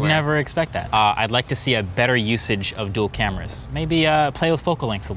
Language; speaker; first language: English; native; English